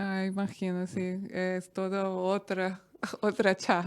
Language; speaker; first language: Spanish; non-native, fluent; Portuguese